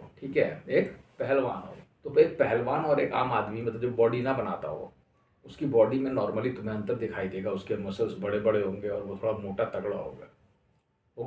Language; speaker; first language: Hindi; native; Hindi